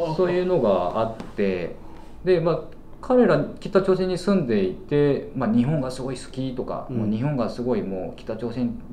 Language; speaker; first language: Japanese; non-native, fluent; Korean